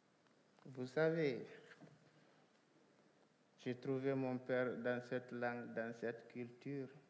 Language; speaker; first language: French; non-native, local second language; Fula